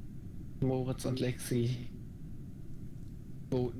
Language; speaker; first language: German; native; German